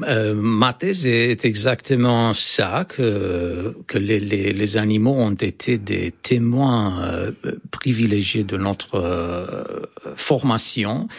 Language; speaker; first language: French; non-native, fluent; Romanian